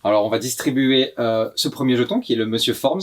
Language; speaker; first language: French; native; French